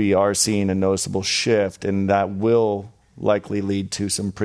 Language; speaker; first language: English; native; English